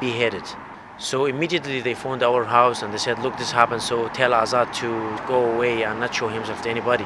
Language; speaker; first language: English; non-native, fluent; Arabic